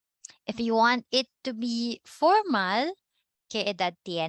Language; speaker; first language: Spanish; non-native, fluent; Filipino